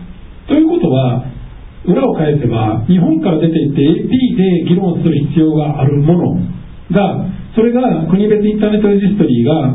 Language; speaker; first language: Japanese; native; Japanese